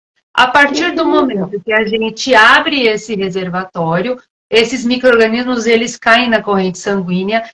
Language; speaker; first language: Portuguese; native; Portuguese